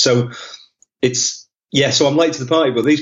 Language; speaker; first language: English; native; English